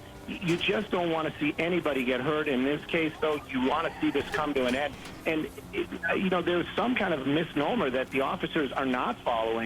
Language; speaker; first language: English; native; English